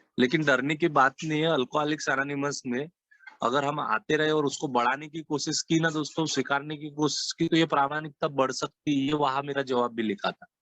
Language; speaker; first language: Hindi; non-native, local second language; Marathi